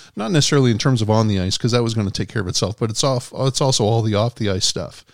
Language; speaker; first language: English; native; English